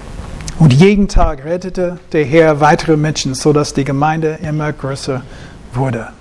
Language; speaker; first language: German; non-native, fluent; English